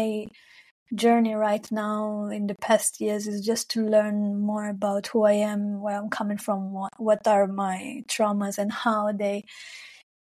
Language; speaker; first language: English; non-native, fluent; Hebrew